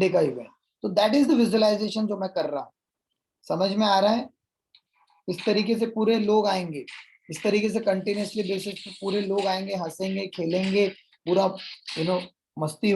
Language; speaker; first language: Hindi; native; Hindi